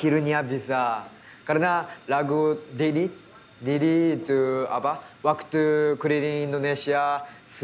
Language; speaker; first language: Indonesian; non-native, learner; Japanese